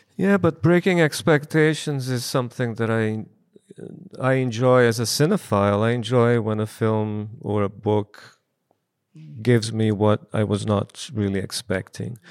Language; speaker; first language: English; non-native, fluent; Portuguese